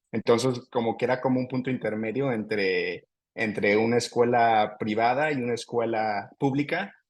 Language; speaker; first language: Spanish; early bilingual, other home language; English